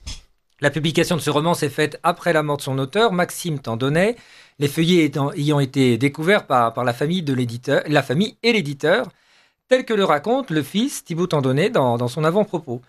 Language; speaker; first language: French; native; French